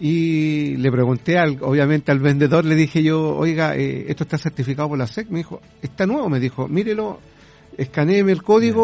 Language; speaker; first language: Spanish; native; Spanish